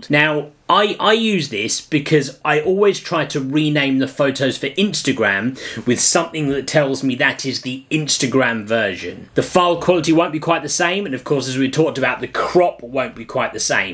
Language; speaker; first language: English; native; English